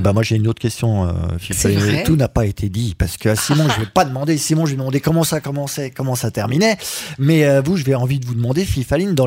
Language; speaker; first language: French; native; French